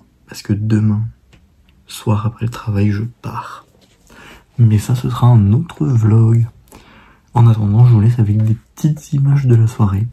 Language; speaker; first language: French; native; French